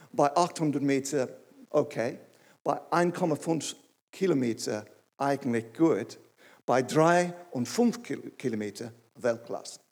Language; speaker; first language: German; non-native, fluent; English